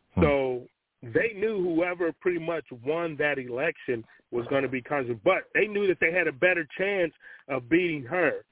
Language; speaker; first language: English; native; English